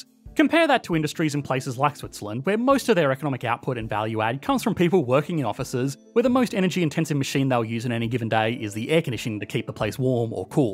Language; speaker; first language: English; native; English